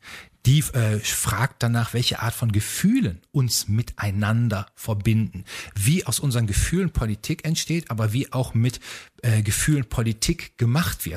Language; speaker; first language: German; native; German